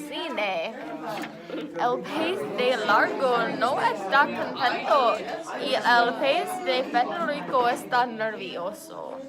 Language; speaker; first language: Spanish; non-native, learner; English